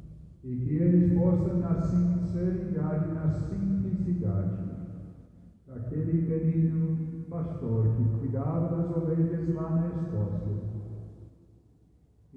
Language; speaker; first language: Portuguese; non-native, fluent; English